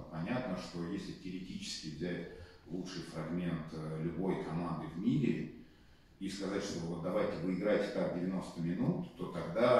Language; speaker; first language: Russian; native; Russian